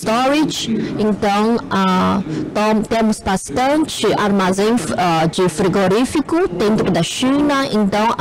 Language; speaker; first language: Portuguese; non-native, fluent; Chinese